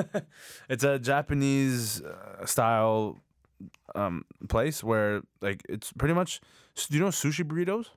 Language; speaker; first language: English; native; English